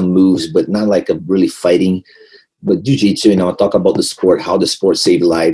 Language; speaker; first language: English; non-native, fluent; Portuguese